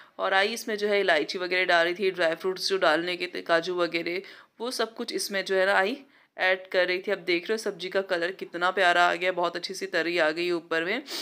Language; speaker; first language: Hindi; non-native, local second language; Marathi